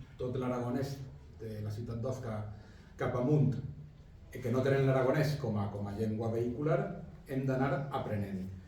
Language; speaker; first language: Catalan; non-native, local second language; Spanish